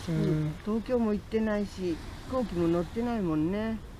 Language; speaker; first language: Japanese; native; Japanese